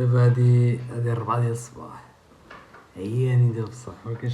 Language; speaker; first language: Arabic; native; Arabic